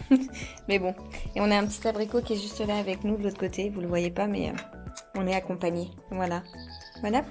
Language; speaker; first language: French; native; French